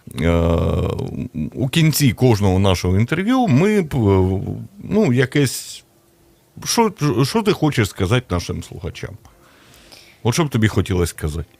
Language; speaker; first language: Ukrainian; native; Ukrainian